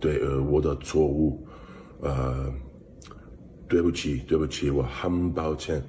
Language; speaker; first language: Chinese; non-native, learner; English